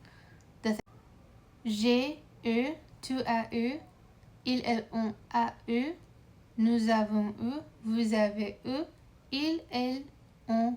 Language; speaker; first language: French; non-native, learner; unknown